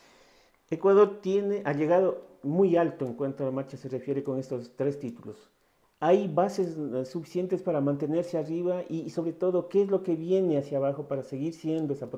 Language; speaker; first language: Spanish; native; Spanish